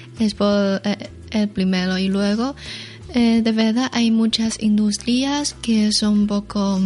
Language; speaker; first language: Spanish; non-native, learner; Chinese